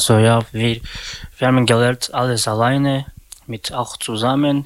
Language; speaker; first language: German; non-native, learner; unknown